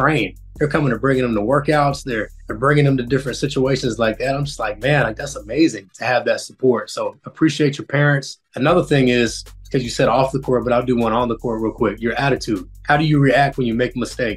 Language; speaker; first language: English; native; English